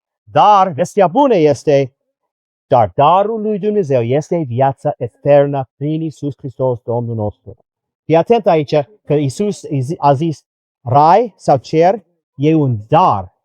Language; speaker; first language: Romanian; non-native, learner; English